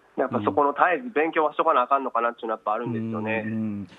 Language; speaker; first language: Japanese; native; Japanese